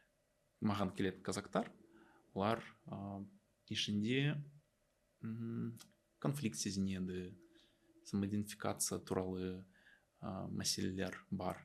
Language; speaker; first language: Kazakh; non-native, learner; Russian